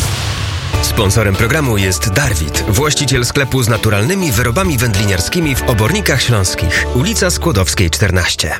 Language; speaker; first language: Polish; native; Polish